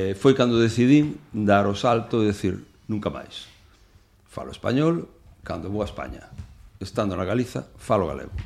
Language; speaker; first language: Galician; non-native, local second language; Spanish